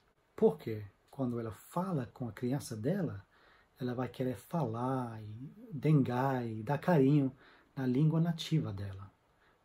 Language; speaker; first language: Portuguese; non-native, fluent; English